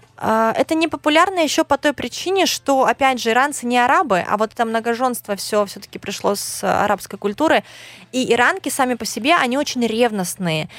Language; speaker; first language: Russian; native; Russian